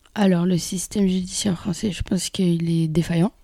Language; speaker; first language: French; early bilingual, other home language; Kabyle